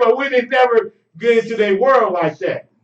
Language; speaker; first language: English; native; English